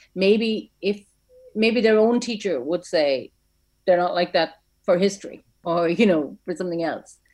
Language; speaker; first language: English; native; English